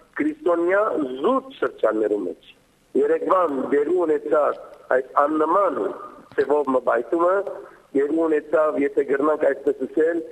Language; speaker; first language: Armenian; native; Armenian